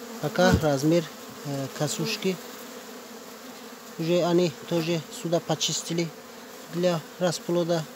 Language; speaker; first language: Russian; non-native, learner; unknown